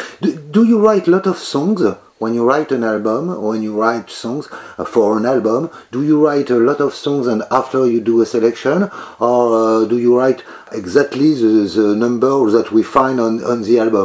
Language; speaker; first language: English; non-native, learner; French